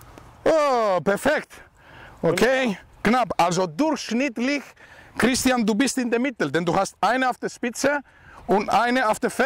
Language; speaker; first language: German; non-native, fluent; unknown